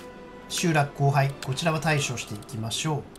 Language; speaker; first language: Japanese; native; Japanese